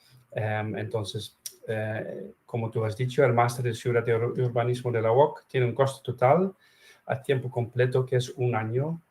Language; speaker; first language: Spanish; non-native, fluent; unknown